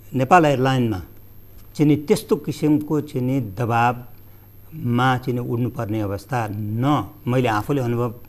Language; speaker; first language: Nepali; native; Nepali